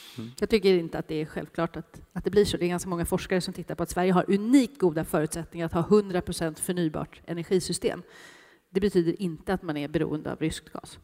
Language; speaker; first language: Swedish; native; Swedish